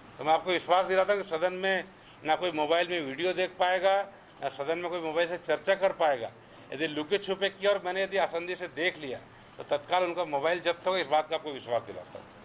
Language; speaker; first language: Hindi; native; Hindi